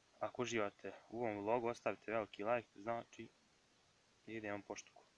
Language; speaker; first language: Serbian; native; Serbian